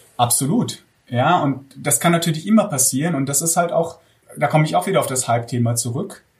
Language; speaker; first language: German; early bilingual, other home language; Armenian